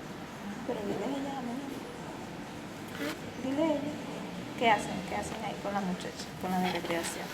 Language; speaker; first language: Spanish; native; Spanish